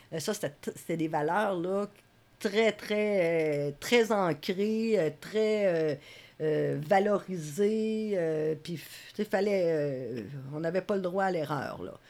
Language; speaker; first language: French; native; French